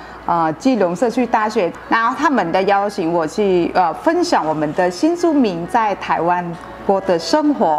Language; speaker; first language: Chinese; non-native, fluent; Vietnamese